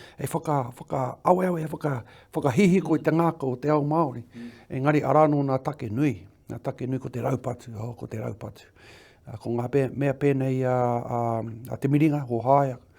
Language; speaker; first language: Māori; non-native, local second language; English